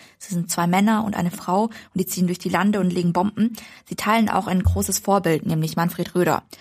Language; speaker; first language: German; early bilingual, other home language; Vietnamese